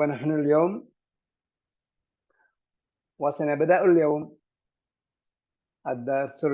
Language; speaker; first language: Arabic; non-native, fluent; Malayalam